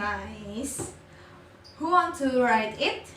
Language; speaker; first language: English; non-native, learner; Indonesian